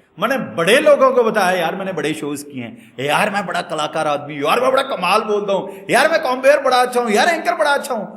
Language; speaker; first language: Urdu; non-native, local second language; Punjabi